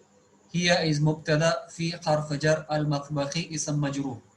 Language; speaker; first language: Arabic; non-native, fluent; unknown